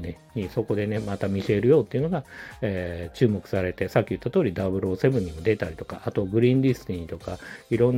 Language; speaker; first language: Japanese; native; Japanese